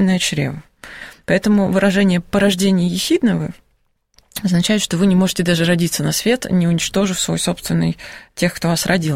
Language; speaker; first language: Russian; native; Russian